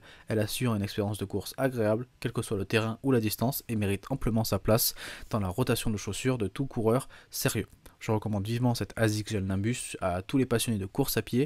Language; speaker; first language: French; native; French